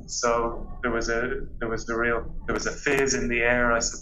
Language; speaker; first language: English; native; English